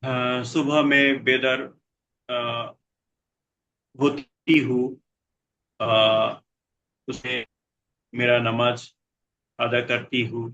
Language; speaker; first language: Hindi; non-native, learner; Bangla